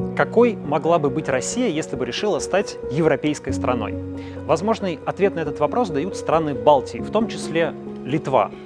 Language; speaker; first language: Russian; native; Russian